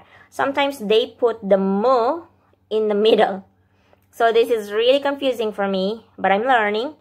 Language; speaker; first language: English; non-native, fluent; Indonesian